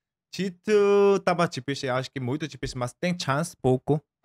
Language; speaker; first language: Portuguese; non-native, learner; Korean